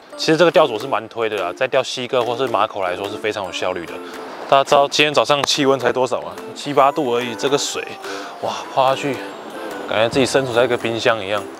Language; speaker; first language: Chinese; native; Chinese